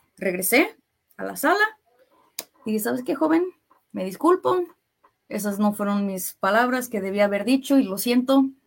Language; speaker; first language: Spanish; early bilingual, heritage; Spanish